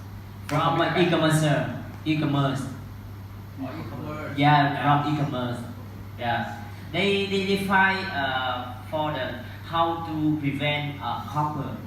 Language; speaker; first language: English; non-native, learner; Vietnamese